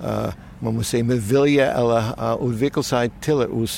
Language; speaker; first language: Danish; non-native, fluent; English